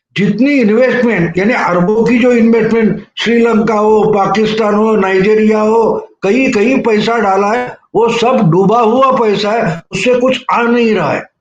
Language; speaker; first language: Hindi; non-native, local second language; Marathi